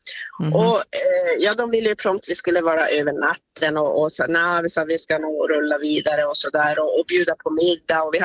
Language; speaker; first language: Swedish; native; Swedish